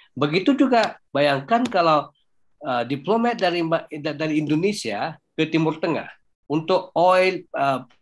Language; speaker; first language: Indonesian; early bilingual, heritage; Thai